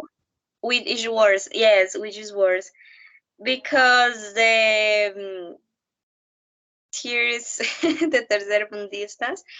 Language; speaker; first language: English; non-native, learner; Spanish